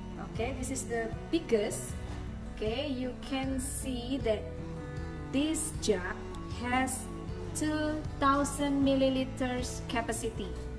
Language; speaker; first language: English; non-native, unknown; Indonesian